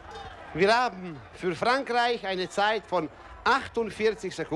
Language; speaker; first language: German; non-native, fluent; Italian